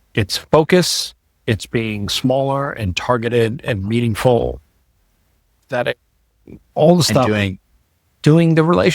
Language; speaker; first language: English; native; English